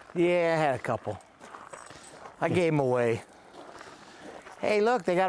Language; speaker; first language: English; native; English